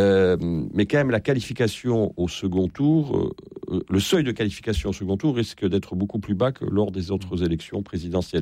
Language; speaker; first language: French; native; French